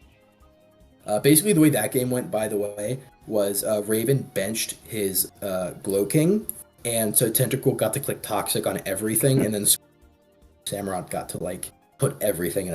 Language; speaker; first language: English; native; English